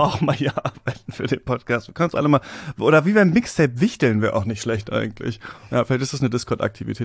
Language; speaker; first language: German; native; German